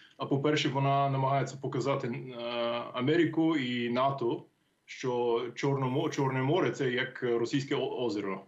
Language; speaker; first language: Ukrainian; non-native, fluent; English